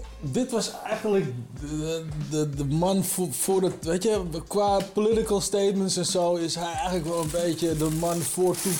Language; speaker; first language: Dutch; native; Dutch